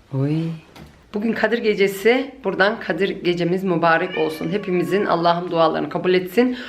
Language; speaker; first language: Turkish; early bilingual, heritage; Turkish